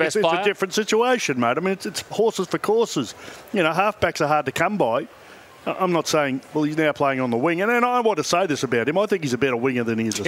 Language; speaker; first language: English; native; English